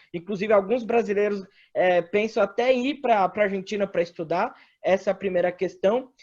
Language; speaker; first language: Portuguese; native; Portuguese